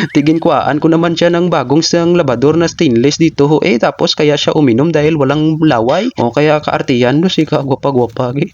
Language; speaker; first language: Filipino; non-native, local second language; Hiligaynon